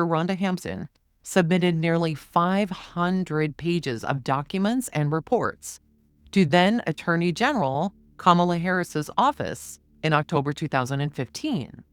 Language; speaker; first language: English; native; English